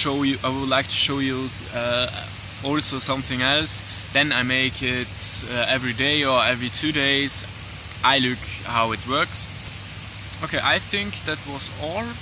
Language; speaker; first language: English; non-native, learner; German